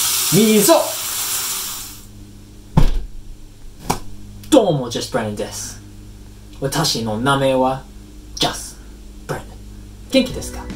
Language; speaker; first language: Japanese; non-native, learner; English